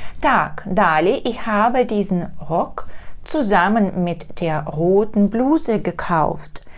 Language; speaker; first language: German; non-native, fluent; Ukrainian